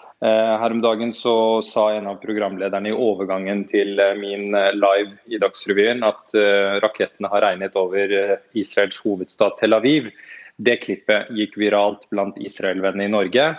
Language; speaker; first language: Norwegian; native; Norwegian